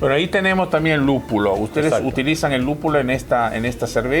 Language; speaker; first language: Spanish; native; Spanish